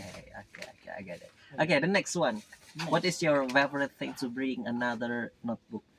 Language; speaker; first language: English; non-native, learner; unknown